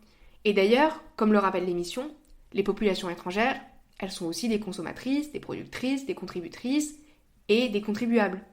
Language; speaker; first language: French; native; French